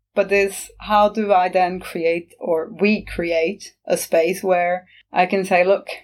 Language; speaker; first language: English; non-native, fluent; Norwegian